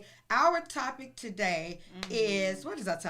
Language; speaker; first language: English; native; English